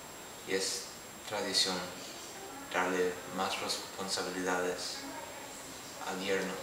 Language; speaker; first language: Spanish; non-native, learner; English